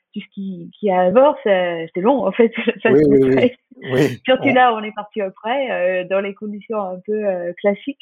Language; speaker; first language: French; non-native, fluent; English